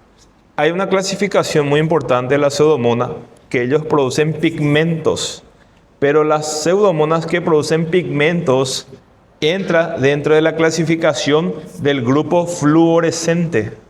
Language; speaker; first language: Spanish; non-native, fluent; Portuguese